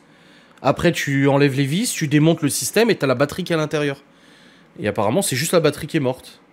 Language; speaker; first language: French; native; French